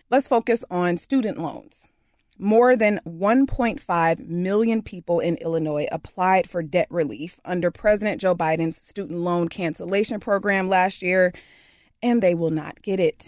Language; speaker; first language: English; native; English